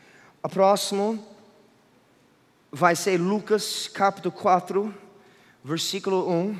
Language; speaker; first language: Portuguese; non-native, fluent; English